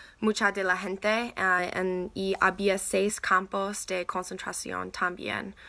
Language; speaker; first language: Spanish; non-native, learner; English